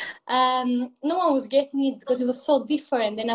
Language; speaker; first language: English; non-native, fluent; Greek